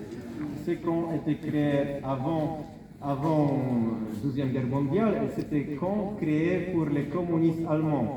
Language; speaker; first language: French; non-native, fluent; Polish